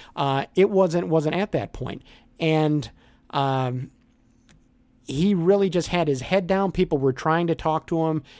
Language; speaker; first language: English; native; English